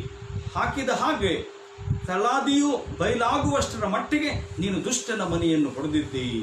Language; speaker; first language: Kannada; native; Kannada